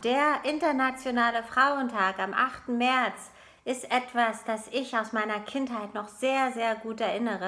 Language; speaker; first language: German; native; German